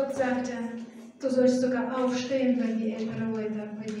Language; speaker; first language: German; non-native, fluent; Russian